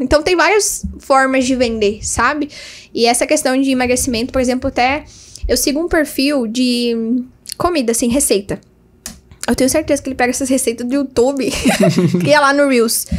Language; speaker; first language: Portuguese; native; Portuguese